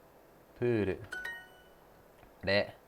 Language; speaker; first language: Japanese; non-native, learner; English